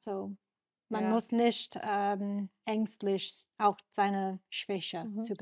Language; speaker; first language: German; non-native, learner; English